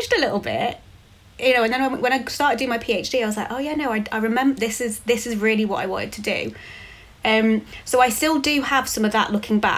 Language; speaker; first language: English; native; English